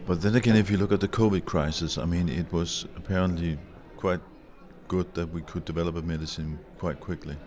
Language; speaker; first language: English; non-native, fluent; Danish